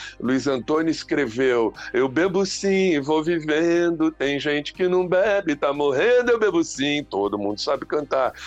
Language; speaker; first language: Portuguese; early bilingual, other home language; French